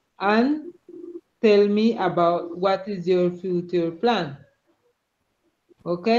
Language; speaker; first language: English; non-native, learner; Spanish